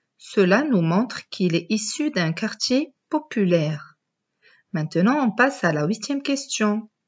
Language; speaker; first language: French; non-native, local second language; Arabic